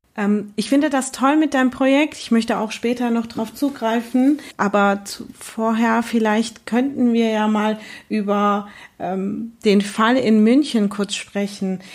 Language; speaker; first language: German; early bilingual, other home language; Kurdish